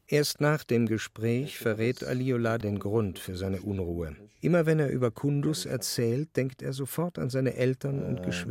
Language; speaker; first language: German; native; German